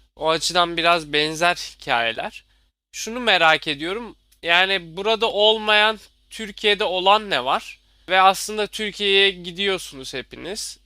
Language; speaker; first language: Turkish; native; Turkish